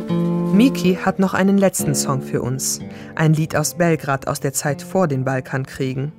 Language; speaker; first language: German; native; German